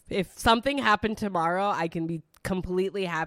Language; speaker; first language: English; early bilingual, other home language; Italian